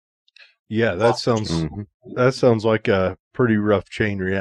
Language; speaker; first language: English; native; English